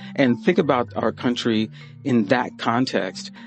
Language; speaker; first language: English; native; English